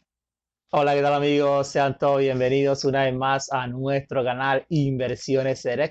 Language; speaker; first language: Spanish; native; Spanish